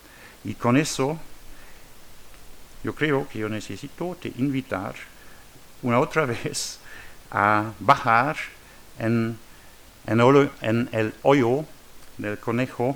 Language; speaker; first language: Spanish; non-native, learner; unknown